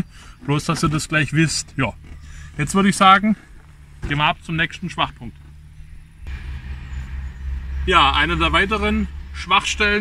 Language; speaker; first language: German; native; German